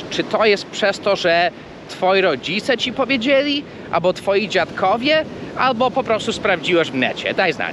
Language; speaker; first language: Polish; early bilingual, heritage; Polish